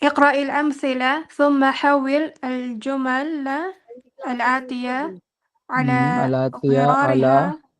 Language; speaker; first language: Arabic; non-native, learner; Filipino